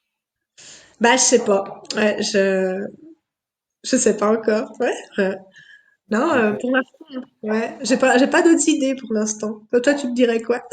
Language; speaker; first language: French; native; French